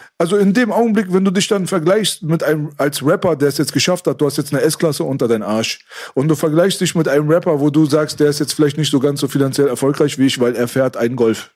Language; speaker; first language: German; native; German